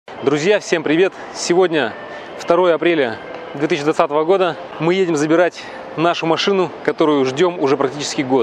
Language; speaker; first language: Russian; native; Russian